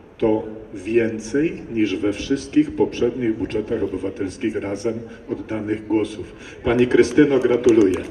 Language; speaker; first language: Polish; native; Polish